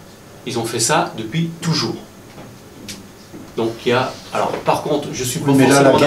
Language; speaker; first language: French; native; French